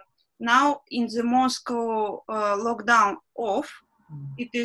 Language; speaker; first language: English; non-native, learner; Russian